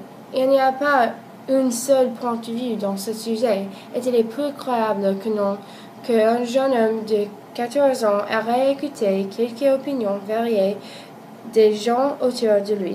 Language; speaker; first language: French; non-native, learner; English